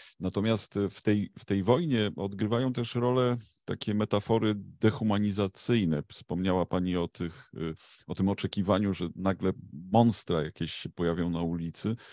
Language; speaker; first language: Polish; native; Polish